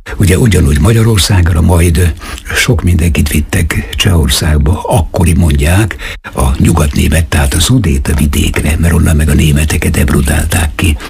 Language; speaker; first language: Hungarian; native; Hungarian